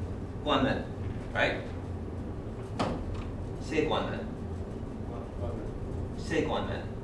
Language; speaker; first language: Chinese; non-native, fluent; English